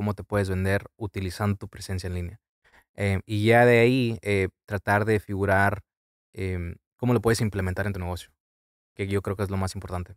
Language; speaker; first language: Spanish; early bilingual, heritage; Spanish